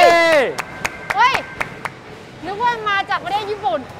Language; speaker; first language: Thai; native; Thai